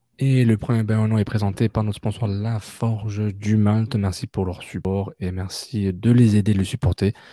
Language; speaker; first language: French; native; French